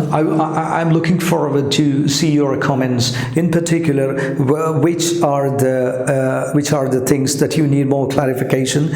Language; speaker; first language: English; non-native, local second language; Malayalam